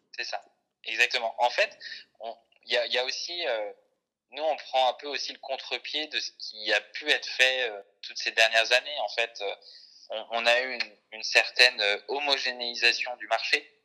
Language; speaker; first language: French; native; French